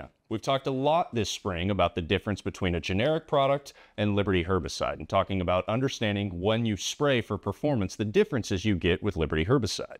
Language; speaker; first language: English; native; English